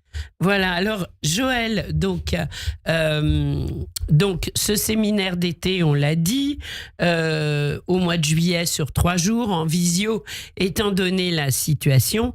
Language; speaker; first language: French; native; French